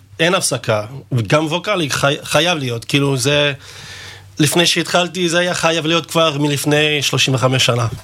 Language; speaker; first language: Hebrew; non-native, fluent; English